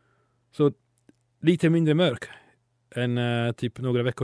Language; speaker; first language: Swedish; non-native, learner; Italian